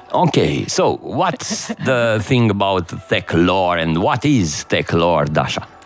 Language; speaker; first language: English; non-native, fluent; Romanian